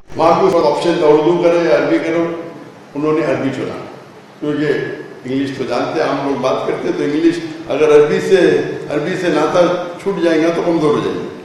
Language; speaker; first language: Urdu; non-native, local second language; Konkani